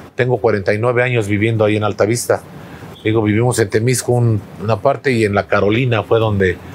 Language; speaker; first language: Spanish; native; Spanish